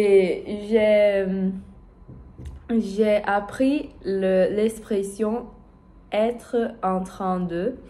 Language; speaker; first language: French; non-native, learner; Portuguese